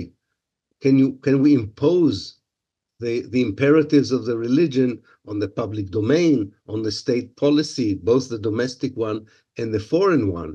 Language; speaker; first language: English; non-native, fluent; Hebrew